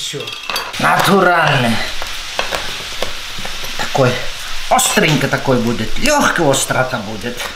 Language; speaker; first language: Russian; non-native, fluent; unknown